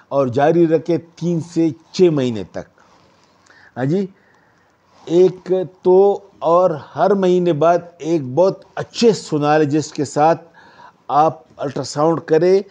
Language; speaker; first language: Urdu; non-native, local second language; Pashto